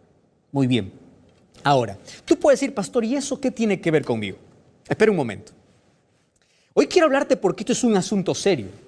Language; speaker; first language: Spanish; native; Spanish